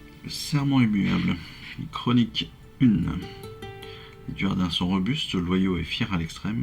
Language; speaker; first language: French; native; French